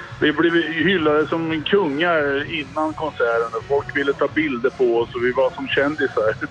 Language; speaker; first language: Swedish; native; Swedish